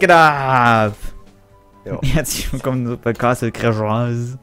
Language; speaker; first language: German; native; German